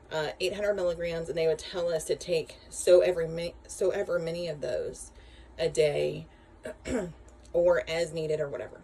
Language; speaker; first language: English; native; English